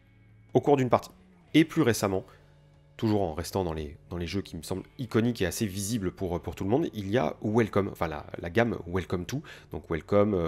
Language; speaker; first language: French; native; French